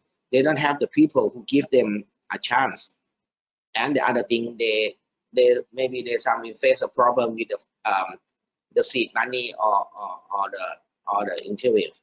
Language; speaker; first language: English; non-native, learner; Thai